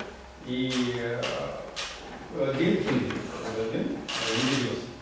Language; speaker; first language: Russian; non-native, learner; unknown